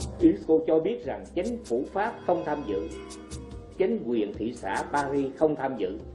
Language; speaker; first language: Vietnamese; native; Vietnamese